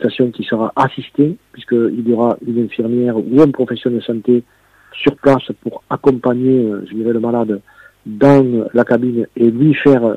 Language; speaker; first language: French; native; French